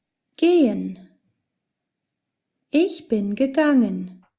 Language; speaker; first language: German; non-native, learner; Spanish